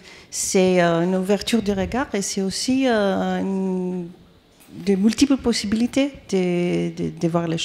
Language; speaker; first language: French; non-native, fluent; Greek